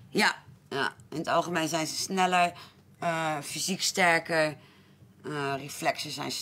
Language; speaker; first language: Dutch; native; Dutch